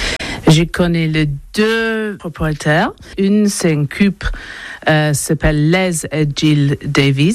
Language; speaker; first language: French; non-native, learner; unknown